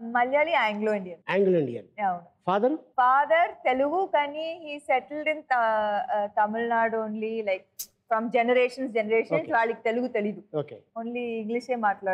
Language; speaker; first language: Telugu; non-native, local second language; Tamil